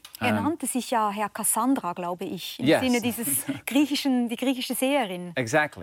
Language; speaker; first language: German; native; German